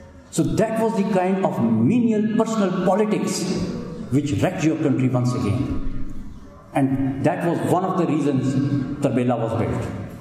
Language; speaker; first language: English; non-native, local second language; Urdu